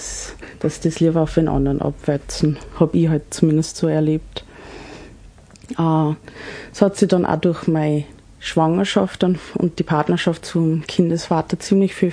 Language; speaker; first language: German; early bilingual, other home language; English